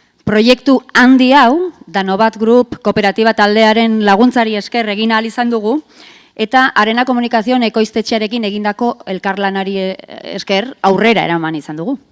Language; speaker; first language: Basque; native; Basque